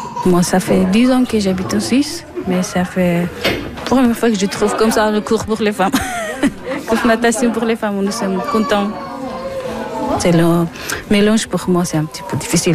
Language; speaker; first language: French; non-native, learner; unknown